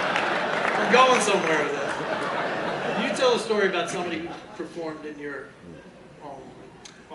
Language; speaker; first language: English; native; English